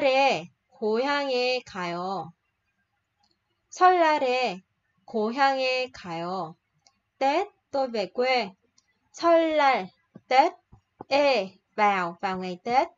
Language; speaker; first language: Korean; non-native, fluent; Vietnamese